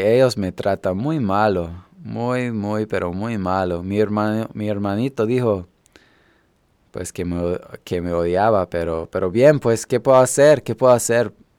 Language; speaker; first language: Spanish; non-native, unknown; English